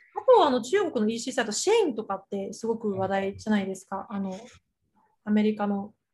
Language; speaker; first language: Japanese; early bilingual, other home language; Chinese